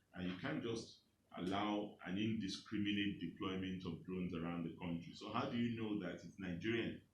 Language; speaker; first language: English; non-native, local second language; Yoruba